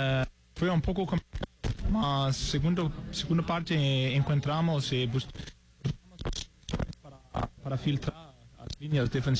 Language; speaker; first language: Portuguese; non-native, fluent; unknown